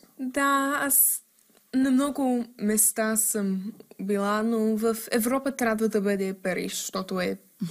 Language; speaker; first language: Bulgarian; early bilingual, heritage; English